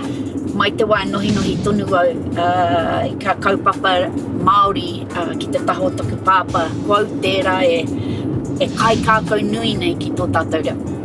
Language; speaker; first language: Māori; non-native, local second language; English